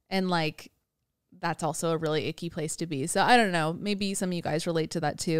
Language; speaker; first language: English; native; English